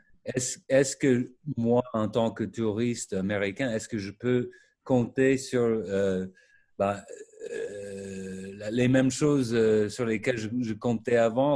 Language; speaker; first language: French; non-native, fluent; English